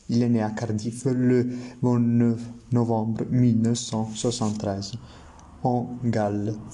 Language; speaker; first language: French; non-native, learner; Italian